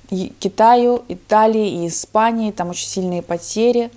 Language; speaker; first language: Russian; native; Russian